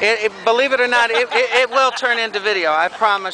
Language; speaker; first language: English; native; English